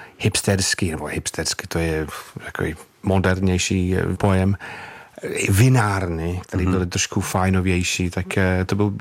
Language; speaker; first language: Czech; non-native, fluent; English